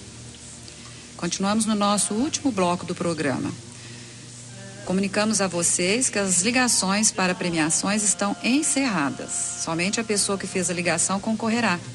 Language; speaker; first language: Portuguese; native; Portuguese